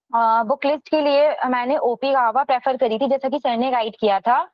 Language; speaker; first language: Hindi; native; Hindi